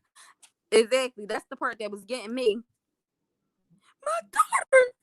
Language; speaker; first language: English; native; English